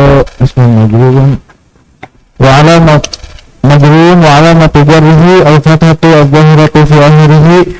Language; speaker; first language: Arabic; non-native, learner; Indonesian